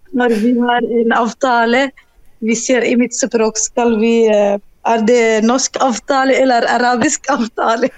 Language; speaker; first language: Norwegian; non-native, learner; Arabic